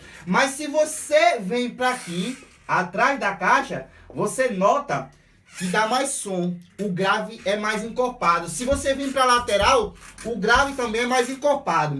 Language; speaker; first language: Portuguese; native; Portuguese